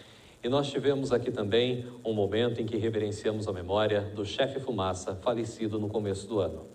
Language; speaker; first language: Portuguese; native; Portuguese